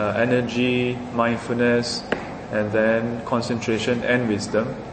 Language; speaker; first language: English; non-native, local second language; Chinese